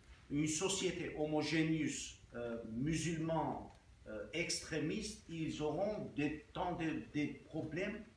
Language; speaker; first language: French; non-native, fluent; Armenian